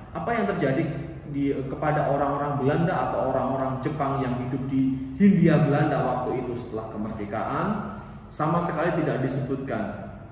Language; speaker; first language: Indonesian; native; Indonesian